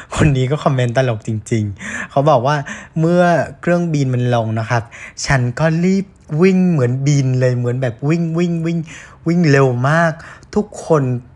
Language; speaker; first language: Thai; non-native, fluent; Vietnamese